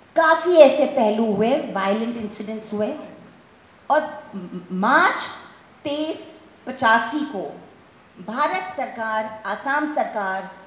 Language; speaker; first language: Hindi; non-native, local second language; Gujarati